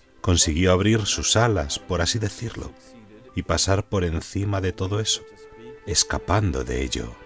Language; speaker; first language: Spanish; non-native, fluent; English